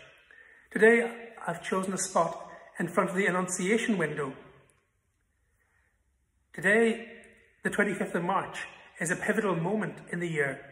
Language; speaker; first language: English; native; English